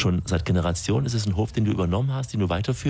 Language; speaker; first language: German; native; German